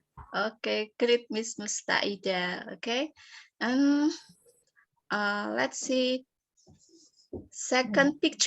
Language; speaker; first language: English; non-native, learner; Indonesian